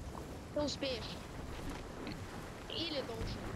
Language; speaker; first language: Russian; native; Russian